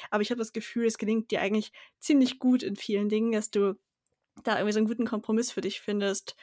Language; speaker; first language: German; native; German